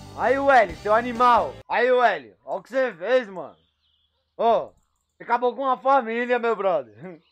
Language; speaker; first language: Portuguese; native; Portuguese